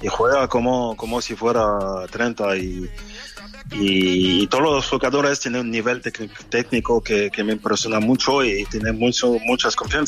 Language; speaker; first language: Spanish; non-native, fluent; French